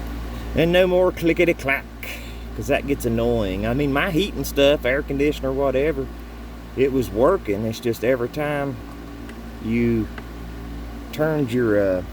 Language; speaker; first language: English; native; English